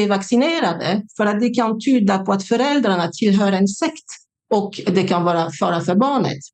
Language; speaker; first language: Swedish; non-native, fluent; French